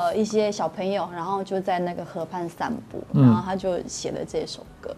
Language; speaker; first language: Chinese; non-native, local second language; Min Nan Chinese